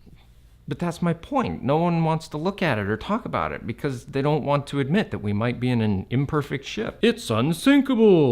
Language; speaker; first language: English; native; English